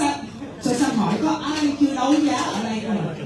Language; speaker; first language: Vietnamese; native; Vietnamese